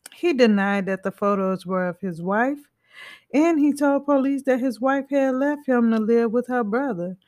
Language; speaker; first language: English; native; English